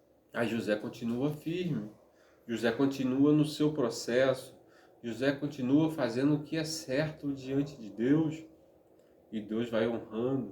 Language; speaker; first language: Portuguese; native; Portuguese